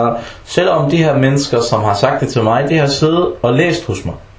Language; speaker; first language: Danish; early bilingual, other home language; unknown